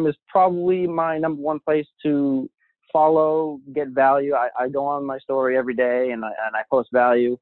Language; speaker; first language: English; native; English